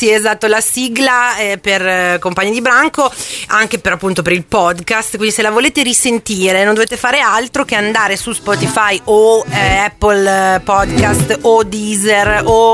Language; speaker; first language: Italian; native; Italian